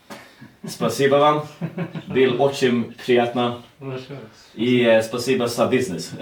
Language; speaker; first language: Russian; non-native, learner; Swedish